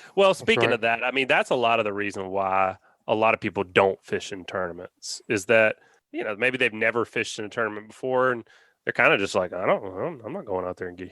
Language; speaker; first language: English; native; English